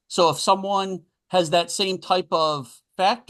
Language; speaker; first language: English; native; English